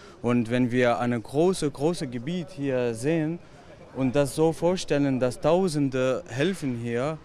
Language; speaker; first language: German; non-native, learner; Arabic